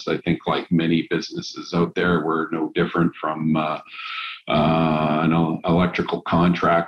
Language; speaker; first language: English; native; English